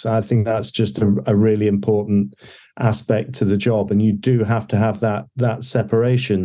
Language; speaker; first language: English; native; English